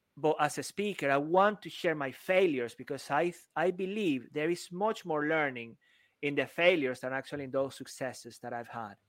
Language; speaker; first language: English; non-native, fluent; Spanish